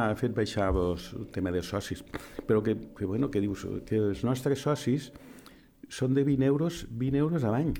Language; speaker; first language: Catalan; native; Catalan